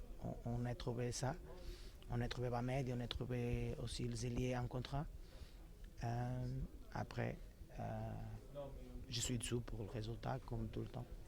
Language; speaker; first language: French; non-native, fluent; Portuguese